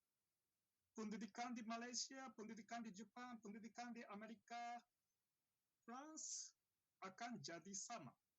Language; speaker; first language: Indonesian; non-native, learner; Japanese